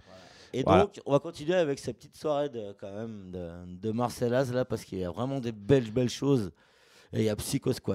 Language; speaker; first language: French; native; French